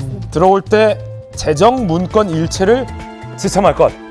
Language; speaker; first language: Korean; native; Korean